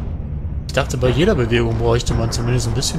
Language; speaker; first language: German; native; German